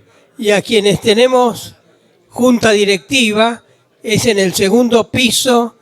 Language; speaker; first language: Spanish; native; Spanish